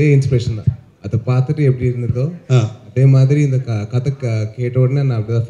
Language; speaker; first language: Tamil; non-native, local second language; Telugu